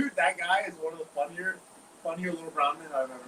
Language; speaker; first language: English; native; English